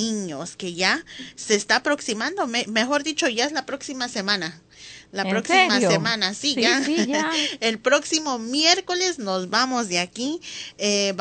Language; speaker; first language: Spanish; early bilingual, heritage; Spanish